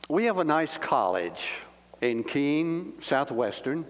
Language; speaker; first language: English; native; English